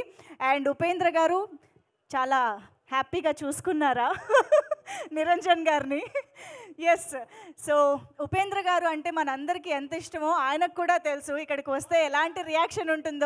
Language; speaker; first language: Telugu; native; Telugu